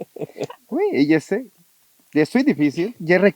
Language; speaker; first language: French; non-native, learner; Spanish